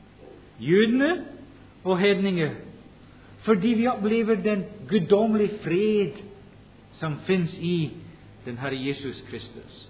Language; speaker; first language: Norwegian; non-native, fluent; English